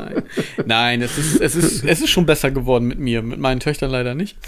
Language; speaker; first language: German; native; German